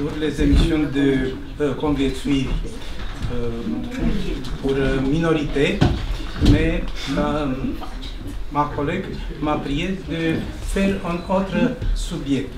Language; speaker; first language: French; non-native, learner; Romanian